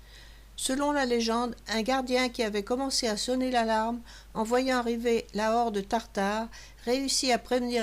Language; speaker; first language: French; native; French